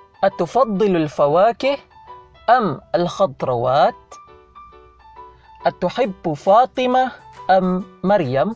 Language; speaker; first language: Arabic; non-native, fluent; Malay